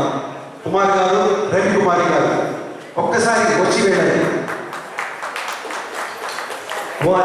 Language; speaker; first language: Telugu; native; Telugu